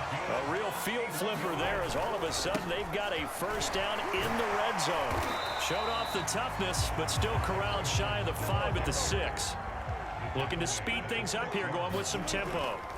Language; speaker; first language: English; native; English